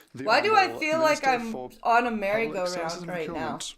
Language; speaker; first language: English; native; English